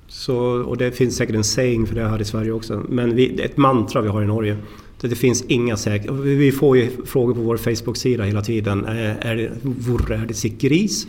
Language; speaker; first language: Swedish; native; Swedish